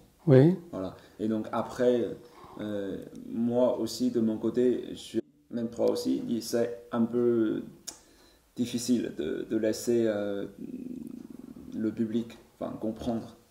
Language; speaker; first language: French; non-native, learner; Chinese